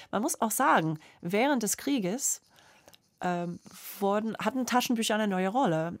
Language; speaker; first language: German; non-native, fluent; English